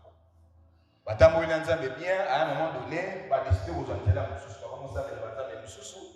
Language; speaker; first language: French; non-native, local second language; Lingala